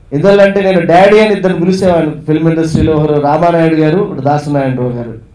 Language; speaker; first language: Telugu; native; Telugu